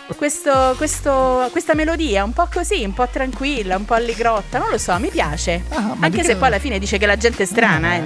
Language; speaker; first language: Italian; native; Italian